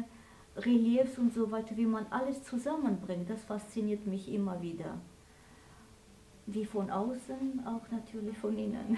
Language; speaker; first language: German; non-native, fluent; Armenian